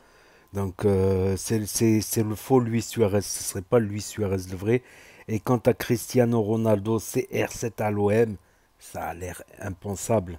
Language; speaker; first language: French; native; French